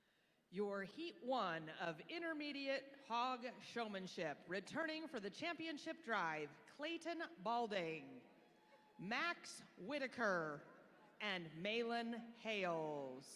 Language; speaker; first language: English; native; English